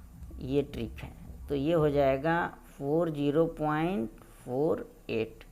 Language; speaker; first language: Hindi; native; Hindi